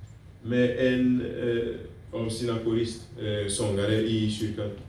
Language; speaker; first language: Swedish; non-native, fluent; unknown